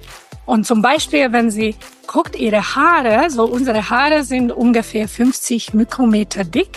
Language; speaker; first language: German; non-native, fluent; Hungarian